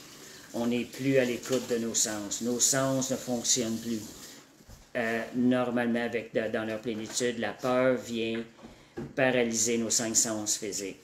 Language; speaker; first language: French; native; French